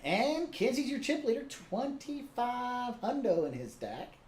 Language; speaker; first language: English; native; English